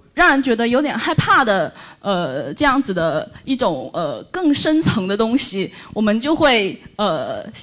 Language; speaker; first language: Chinese; native; Chinese